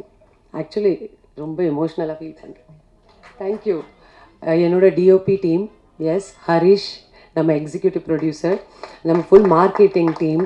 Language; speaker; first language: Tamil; non-native, fluent; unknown